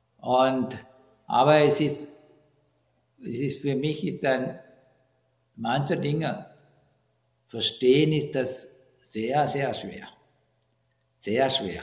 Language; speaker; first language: German; non-native, learner; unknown